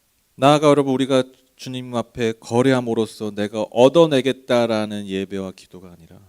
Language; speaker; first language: Korean; native; Korean